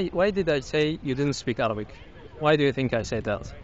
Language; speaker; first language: English; non-native, learner; Arabic